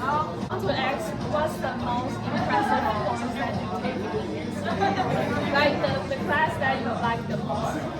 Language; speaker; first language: English; non-native, fluent; Chinese